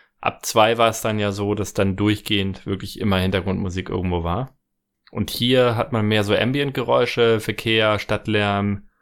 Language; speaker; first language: German; native; German